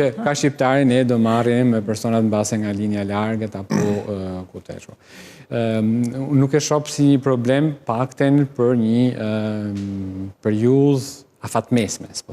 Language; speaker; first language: Albanian; native; Albanian